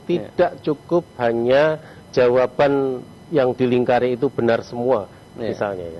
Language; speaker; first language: Indonesian; native; Indonesian